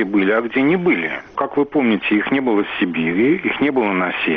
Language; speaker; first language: Russian; native; Russian